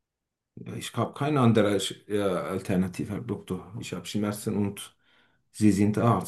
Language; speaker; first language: German; non-native, fluent; Turkish